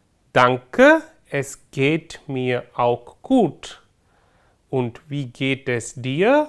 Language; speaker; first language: German; non-native, fluent; Hindi